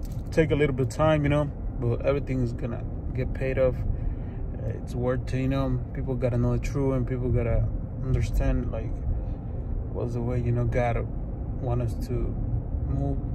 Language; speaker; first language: English; non-native, fluent; Spanish